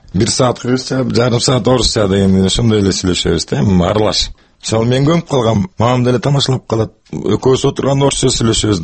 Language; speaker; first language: Kyrgyz; non-native, local second language; Russian